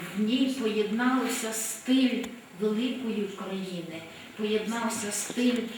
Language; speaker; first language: Ukrainian; native; Ukrainian